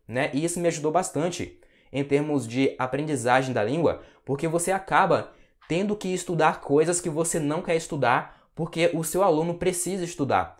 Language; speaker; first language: Portuguese; native; Portuguese